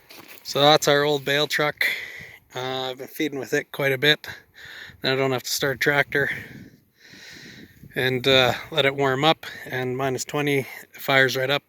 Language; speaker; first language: English; native; English